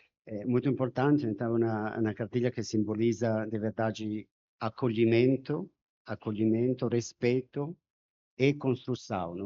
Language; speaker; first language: Portuguese; non-native, fluent; Spanish